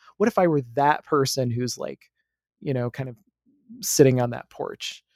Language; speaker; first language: English; native; English